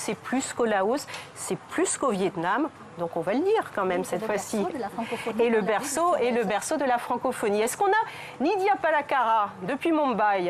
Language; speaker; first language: French; native; French